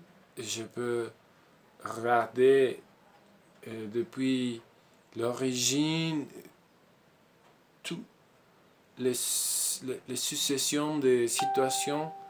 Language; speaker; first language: French; non-native, learner; Spanish